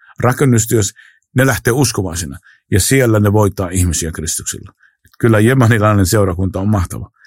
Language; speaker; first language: Finnish; non-native, fluent; Arabic